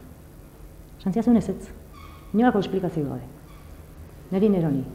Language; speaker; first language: Basque; native; Basque